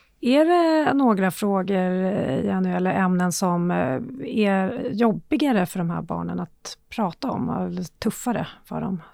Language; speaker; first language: Swedish; native; Swedish